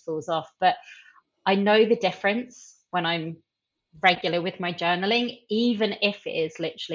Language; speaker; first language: English; native; English